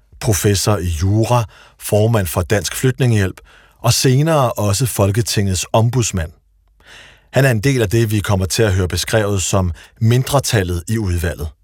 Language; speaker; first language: Danish; early bilingual, other home language; Arabic